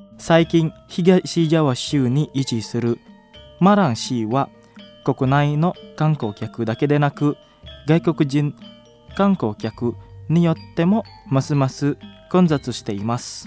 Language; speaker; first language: Japanese; non-native, fluent; Indonesian